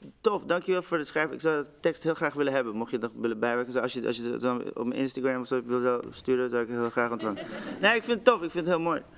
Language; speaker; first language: Dutch; early bilingual, other home language; Persian